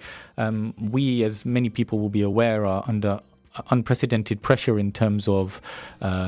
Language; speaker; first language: English; native; English